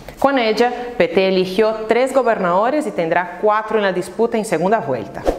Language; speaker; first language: Spanish; non-native, fluent; Portuguese